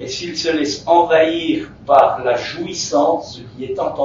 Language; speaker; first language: French; native; French